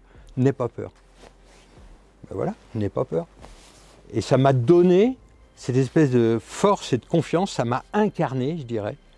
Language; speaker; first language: French; native; French